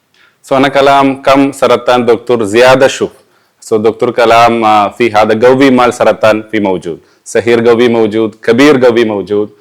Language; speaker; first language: Arabic; non-native, learner; Malayalam